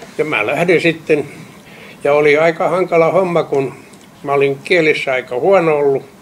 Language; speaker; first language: Finnish; native; Finnish